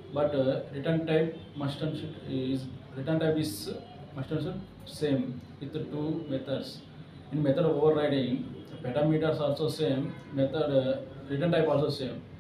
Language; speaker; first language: English; non-native, local second language; Telugu